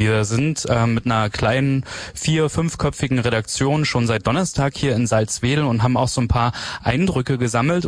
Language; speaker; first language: German; native; German